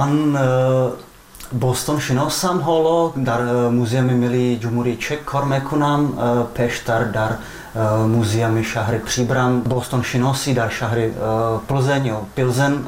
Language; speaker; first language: Persian; non-native, fluent; Czech